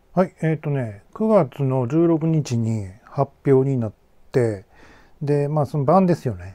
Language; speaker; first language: Japanese; native; Japanese